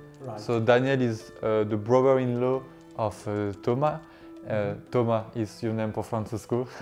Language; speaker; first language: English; non-native, learner; French